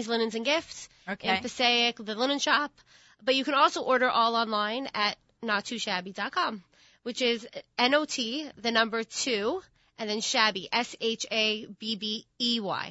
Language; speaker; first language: English; native; English